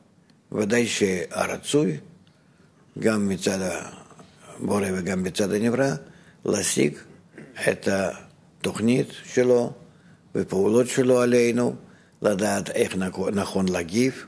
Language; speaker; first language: Hebrew; non-native, fluent; Russian